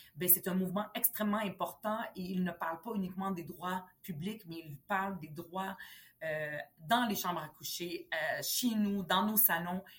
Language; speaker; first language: French; early bilingual, other home language; Arabic